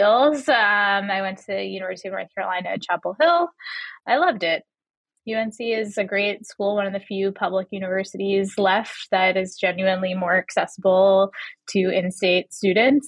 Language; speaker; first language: English; native; English